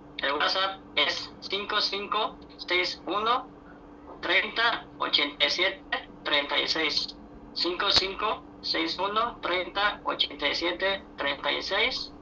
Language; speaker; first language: Spanish; native; Spanish